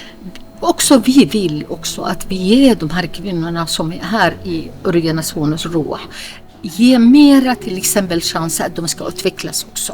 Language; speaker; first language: Swedish; non-native, fluent; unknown